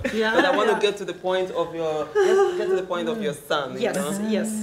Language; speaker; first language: English; non-native, local second language; Igbo